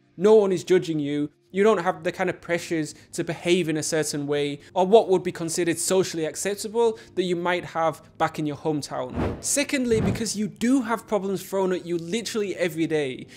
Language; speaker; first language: English; native; English